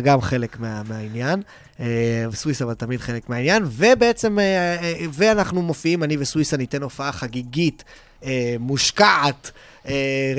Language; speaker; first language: Hebrew; native; Hebrew